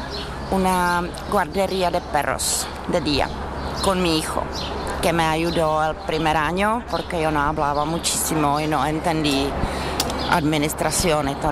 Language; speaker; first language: Spanish; non-native, fluent; Czech